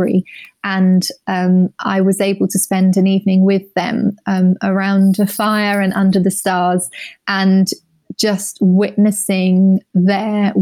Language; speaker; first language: English; native; English